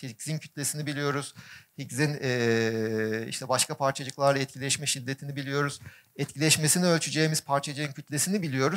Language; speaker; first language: Turkish; native; Turkish